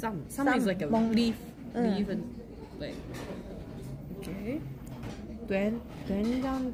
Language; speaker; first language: English; non-native, learner; Japanese